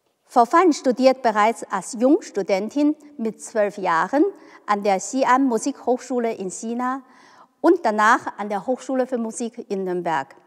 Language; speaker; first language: German; non-native, fluent; Chinese